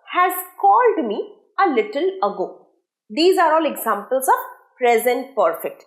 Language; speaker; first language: English; non-native, local second language; Bangla